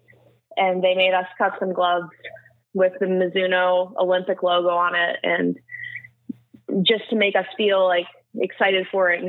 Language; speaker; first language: English; native; English